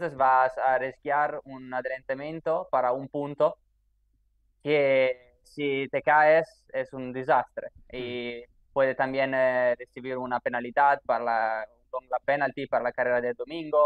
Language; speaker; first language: Spanish; non-native, fluent; Italian